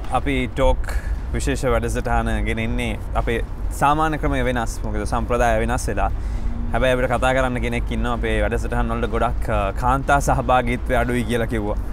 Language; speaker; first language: Sinhala; native; Sinhala